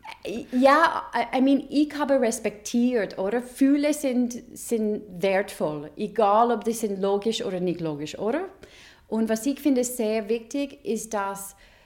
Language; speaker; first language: German; non-native, learner; English